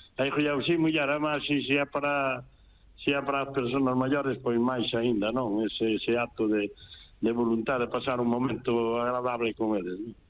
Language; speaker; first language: Galician; native; Galician